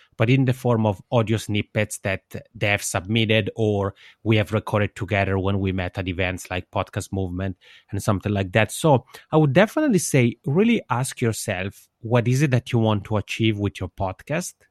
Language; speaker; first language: English; non-native, fluent; Italian